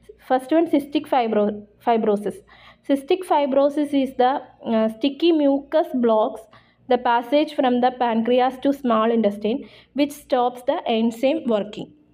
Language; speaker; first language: English; non-native, local second language; Malayalam